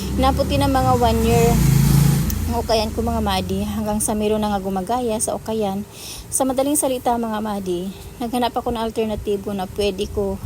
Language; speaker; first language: Filipino; non-native, local second language; Aklanon